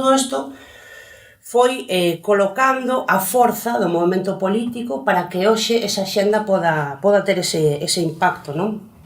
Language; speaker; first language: Galician; early bilingual, other home language; Spanish